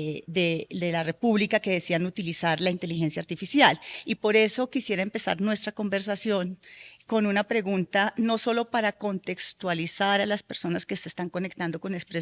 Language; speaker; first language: Spanish; native; Spanish